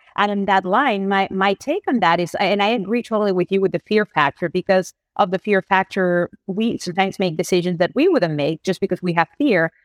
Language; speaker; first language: English; non-native, fluent; Spanish